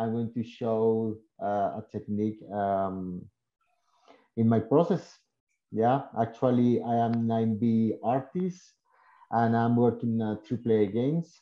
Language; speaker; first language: English; non-native, learner; Spanish